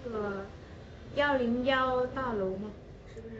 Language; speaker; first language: Chinese; non-native, fluent; Vietnamese